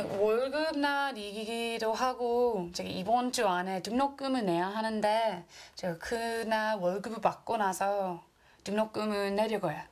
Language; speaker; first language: Korean; non-native, fluent; English